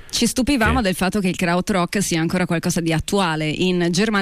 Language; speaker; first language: Italian; native; Italian